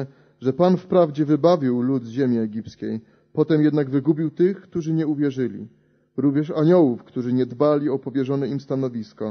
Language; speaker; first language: Polish; native; Polish